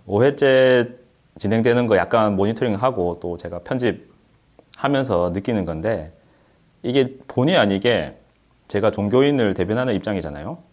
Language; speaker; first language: Korean; native; Korean